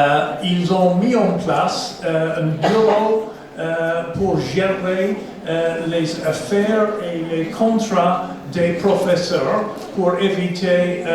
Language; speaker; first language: French; non-native, fluent; English